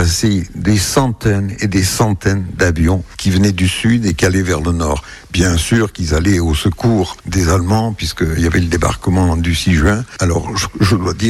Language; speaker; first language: French; native; French